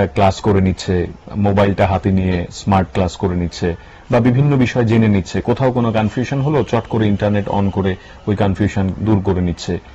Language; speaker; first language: Bangla; native; Bangla